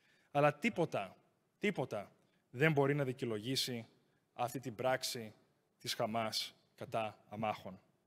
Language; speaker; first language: Greek; native; Greek